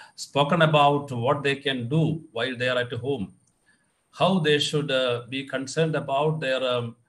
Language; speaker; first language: English; non-native, local second language; Malayalam